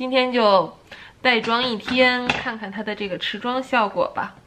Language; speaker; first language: Chinese; native; Chinese